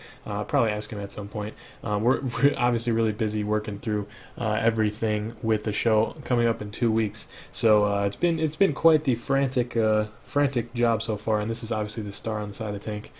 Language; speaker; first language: English; native; English